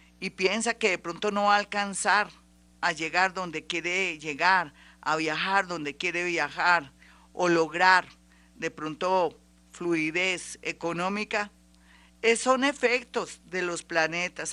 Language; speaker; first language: Spanish; native; Spanish